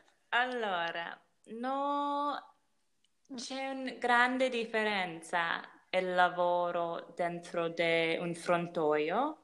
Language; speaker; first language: Italian; non-native, learner; English